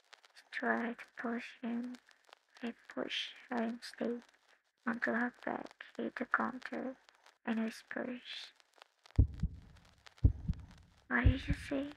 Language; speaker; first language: English; non-native, learner; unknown